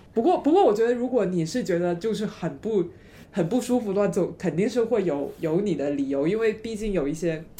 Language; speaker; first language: Chinese; non-native, local second language; Cantonese